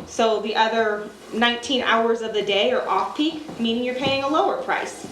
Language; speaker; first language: English; native; English